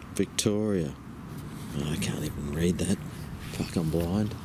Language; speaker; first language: English; native; English